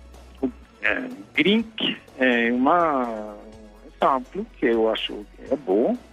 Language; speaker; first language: Portuguese; non-native, fluent; Norwegian